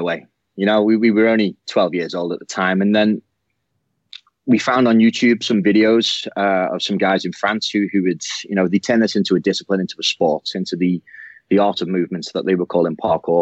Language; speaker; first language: English; native; English